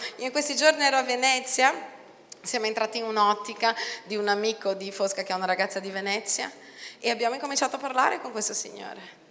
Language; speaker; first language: Italian; non-native, fluent; Portuguese